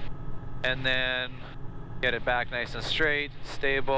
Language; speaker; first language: English; native; English